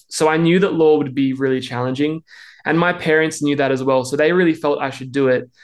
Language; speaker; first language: English; native; English